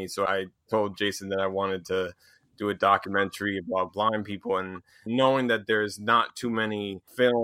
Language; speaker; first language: English; native; English